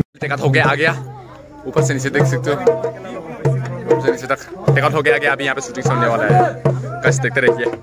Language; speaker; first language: Hindi; non-native, local second language; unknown